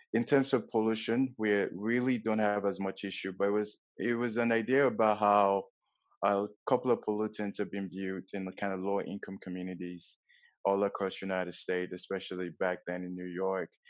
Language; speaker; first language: English; non-native, local second language; Yoruba